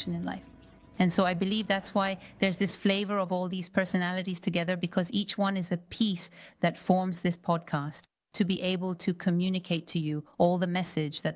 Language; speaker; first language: English; non-native, fluent; Spanish